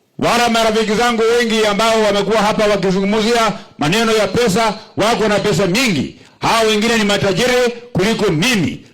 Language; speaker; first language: Swahili; non-native, local second language; Luyia